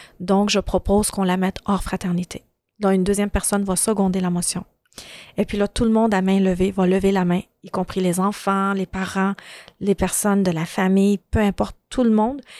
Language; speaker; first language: French; early bilingual, other home language; Arabic